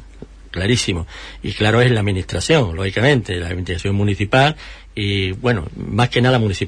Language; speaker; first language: Spanish; native; Spanish